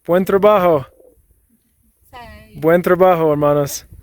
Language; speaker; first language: Spanish; non-native, learner; English